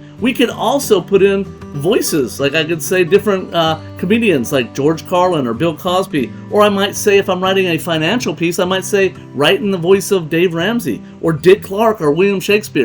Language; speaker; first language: English; native; English